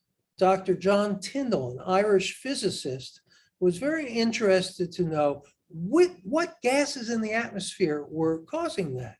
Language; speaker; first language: English; native; English